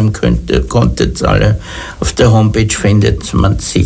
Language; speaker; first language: German; native; German